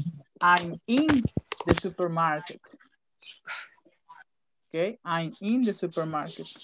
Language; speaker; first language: English; non-native, fluent; Spanish